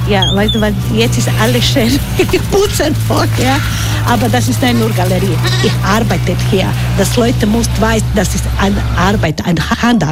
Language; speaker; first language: German; non-native, learner; Croatian